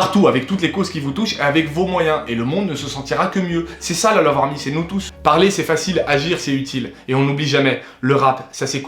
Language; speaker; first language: French; native; French